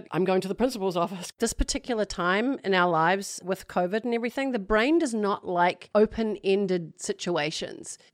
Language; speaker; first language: English; native; English